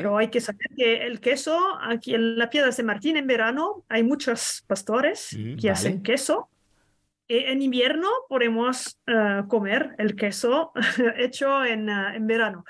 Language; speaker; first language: Spanish; non-native, learner; French